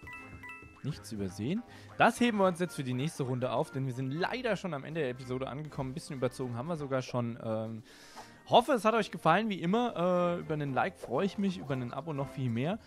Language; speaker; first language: German; native; German